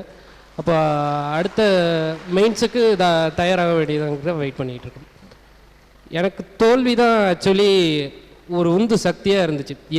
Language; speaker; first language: Tamil; native; Tamil